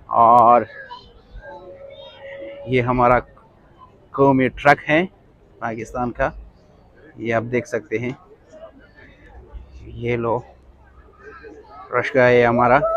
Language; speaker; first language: Hindi; non-native, local second language; Punjabi